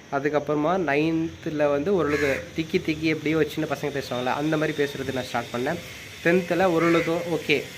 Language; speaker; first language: Tamil; non-native, local second language; Hindi